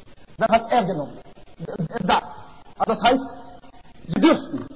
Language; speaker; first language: German; non-native, fluent; Arabic